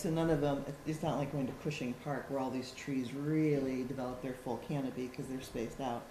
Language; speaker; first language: English; native; English